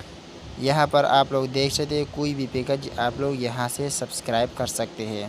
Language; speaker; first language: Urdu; non-native, local second language; Pashto